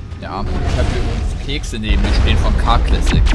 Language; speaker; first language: German; native; German